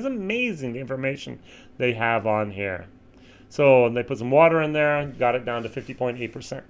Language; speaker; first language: English; native; English